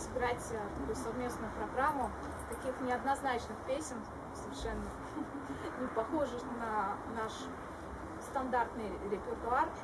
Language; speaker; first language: Russian; native; Russian